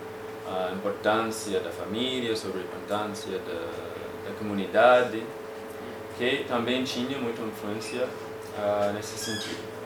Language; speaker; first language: Portuguese; non-native, fluent; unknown